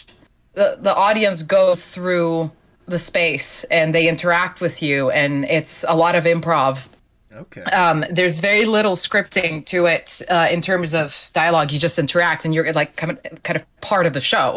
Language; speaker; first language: English; non-native, fluent; Slovenian